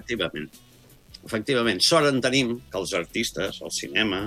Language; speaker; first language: Catalan; native; Catalan